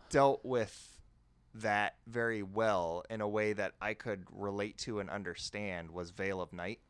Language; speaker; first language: English; native; English